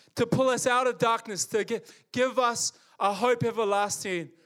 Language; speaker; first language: English; native; English